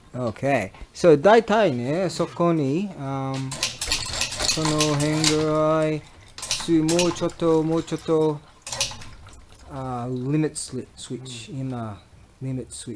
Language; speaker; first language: Japanese; non-native, learner; English